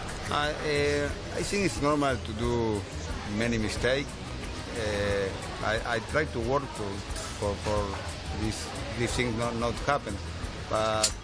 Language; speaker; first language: English; non-native, learner; Spanish